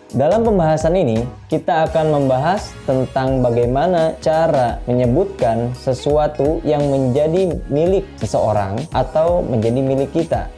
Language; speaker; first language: Indonesian; native; Indonesian